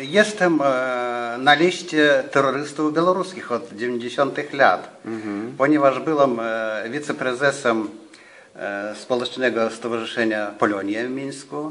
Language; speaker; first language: Polish; non-native, fluent; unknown